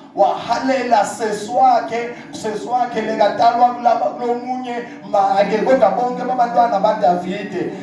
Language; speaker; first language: Zulu; non-native, local second language; Swati